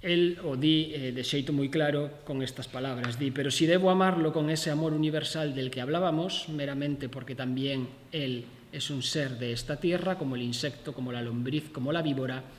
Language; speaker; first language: Spanish; native; Spanish